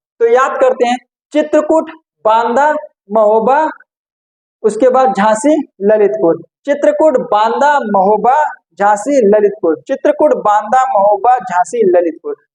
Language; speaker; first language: Hindi; native; Hindi